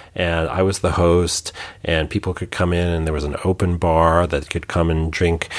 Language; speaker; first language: English; native; English